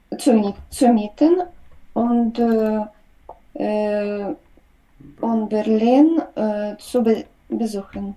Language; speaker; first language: German; non-native, learner; Ukrainian